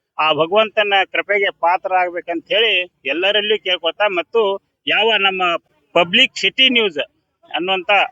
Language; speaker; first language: Kannada; native; Kannada